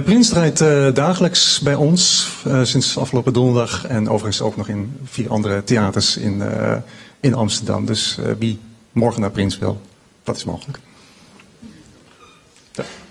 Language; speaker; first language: Dutch; native; Dutch